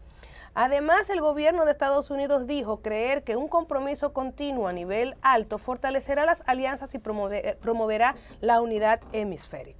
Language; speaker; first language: Spanish; native; Spanish